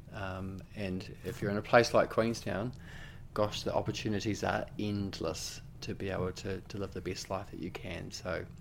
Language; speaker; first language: English; native; English